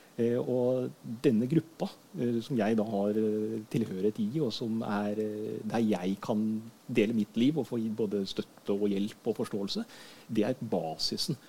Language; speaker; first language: Norwegian; native; Norwegian